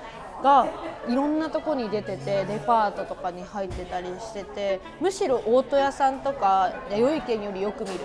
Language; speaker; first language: Japanese; native; Japanese